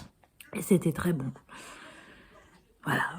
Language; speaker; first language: French; native; French